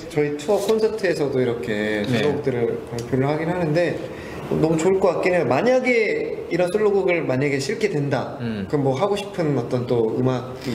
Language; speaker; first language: Korean; native; Korean